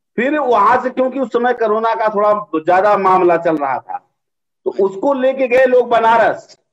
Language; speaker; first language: Hindi; native; Hindi